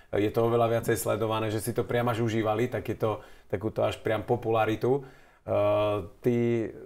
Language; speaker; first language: Slovak; native; Slovak